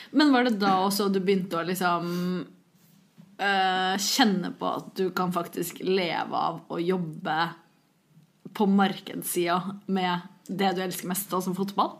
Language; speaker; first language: Norwegian; native; Norwegian